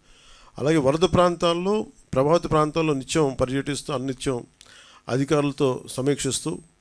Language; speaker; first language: Telugu; native; Telugu